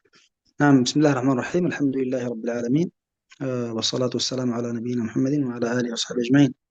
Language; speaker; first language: Arabic; native; Arabic